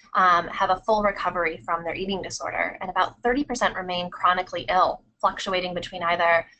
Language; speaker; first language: English; native; English